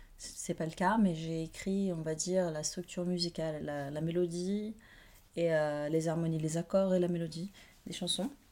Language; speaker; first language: French; non-native, fluent; Portuguese